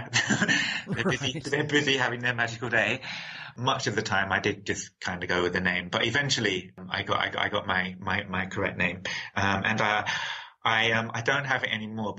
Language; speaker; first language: English; native; English